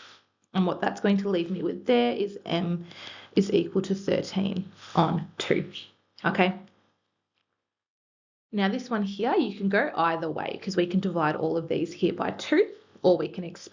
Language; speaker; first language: English; native; English